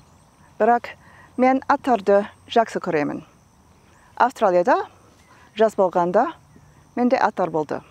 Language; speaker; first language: Kazakh; non-native, learner; English